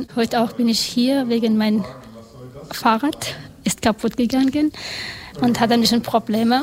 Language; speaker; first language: German; non-native, learner; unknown